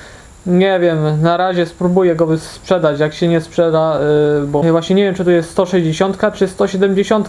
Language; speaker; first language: Polish; native; Polish